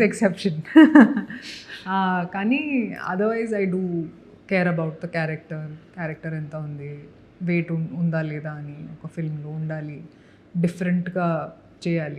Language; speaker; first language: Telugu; non-native, fluent; Punjabi